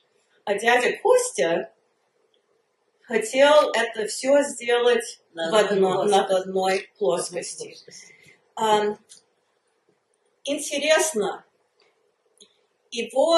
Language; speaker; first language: Russian; early bilingual, heritage; Russian